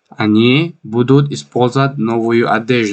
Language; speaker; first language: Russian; non-native, fluent; Tajik